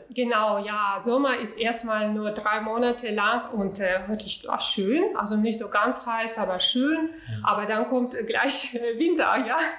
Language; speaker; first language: German; non-native, fluent; Russian